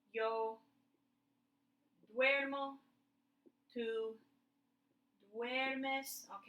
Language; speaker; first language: Spanish; non-native, fluent; English